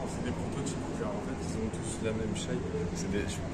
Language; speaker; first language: French; native; French